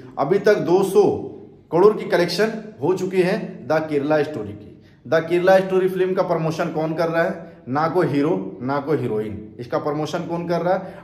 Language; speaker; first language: Hindi; native; Hindi